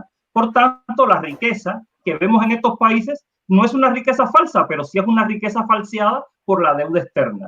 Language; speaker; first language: Spanish; native; Spanish